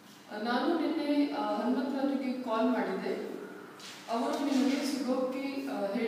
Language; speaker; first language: Kannada; non-native, learner; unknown